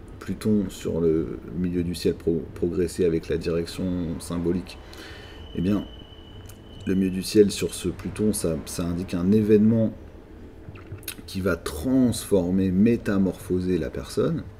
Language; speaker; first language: French; native; French